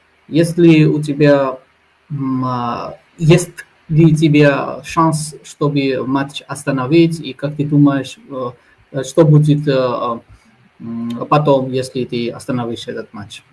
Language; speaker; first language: Russian; non-native, fluent; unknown